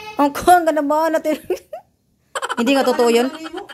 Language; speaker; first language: Filipino; native; Filipino